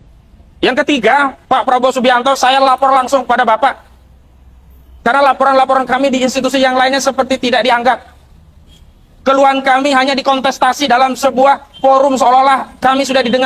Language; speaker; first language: Indonesian; native; Indonesian